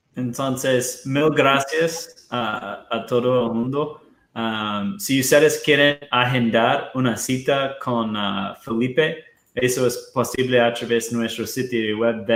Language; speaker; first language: Spanish; non-native, fluent; Portuguese